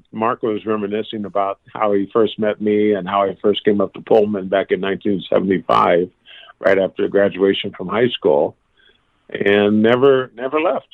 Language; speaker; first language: English; native; English